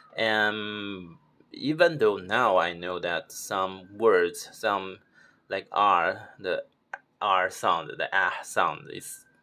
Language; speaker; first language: English; non-native, fluent; Chinese